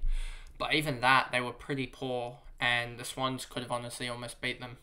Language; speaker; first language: English; native; English